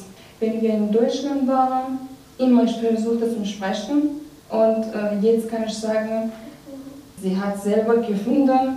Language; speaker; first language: German; non-native, learner; Persian